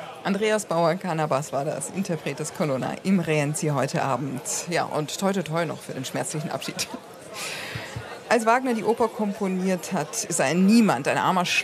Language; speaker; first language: German; native; German